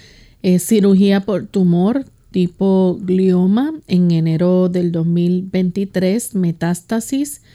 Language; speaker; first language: Spanish; native; Spanish